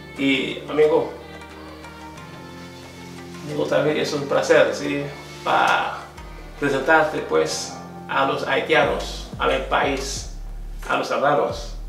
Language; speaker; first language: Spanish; non-native, learner; Haitian Creole